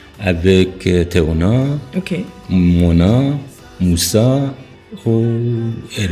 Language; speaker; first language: French; non-native, learner; Persian